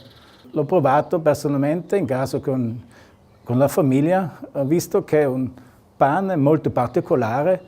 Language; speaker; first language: Italian; non-native, local second language; German